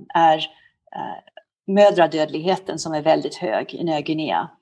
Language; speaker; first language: Swedish; early bilingual, heritage; Swedish